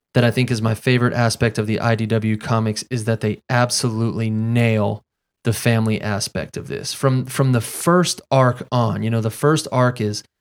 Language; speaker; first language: English; native; English